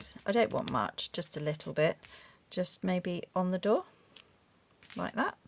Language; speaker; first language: English; native; English